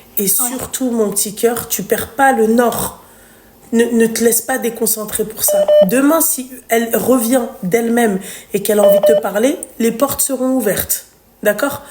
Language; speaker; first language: French; native; French